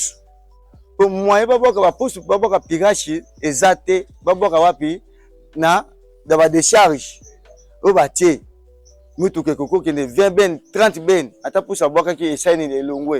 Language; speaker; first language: Lingala; native; Lingala